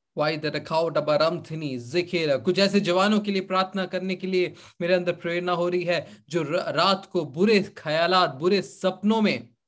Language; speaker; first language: Hindi; native; Hindi